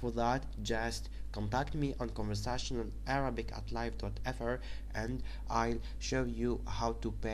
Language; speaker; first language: English; non-native, fluent; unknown